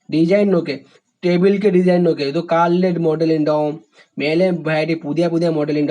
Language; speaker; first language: Malayalam; non-native, learner; Hindi